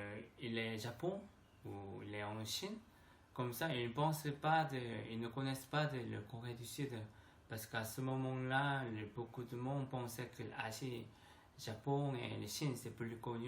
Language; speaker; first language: French; non-native, learner; Korean